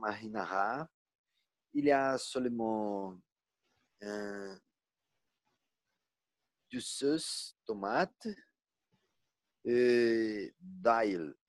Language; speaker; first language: French; non-native, learner; Portuguese